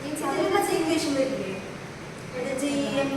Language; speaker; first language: Malayalam; native; Malayalam